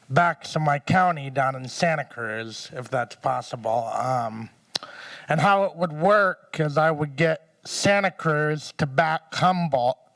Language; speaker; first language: English; native; English